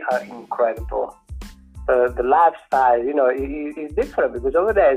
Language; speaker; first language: English; non-native, fluent; Italian